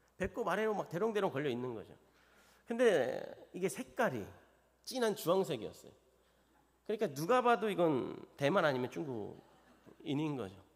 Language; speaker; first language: Korean; native; Korean